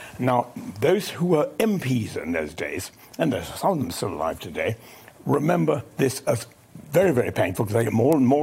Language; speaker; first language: English; native; English